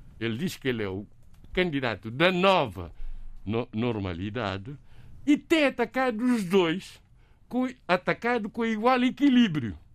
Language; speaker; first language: Portuguese; non-native, local second language; Kabuverdianu